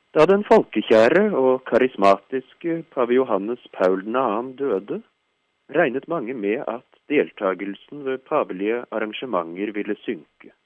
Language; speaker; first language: Norwegian; native; Norwegian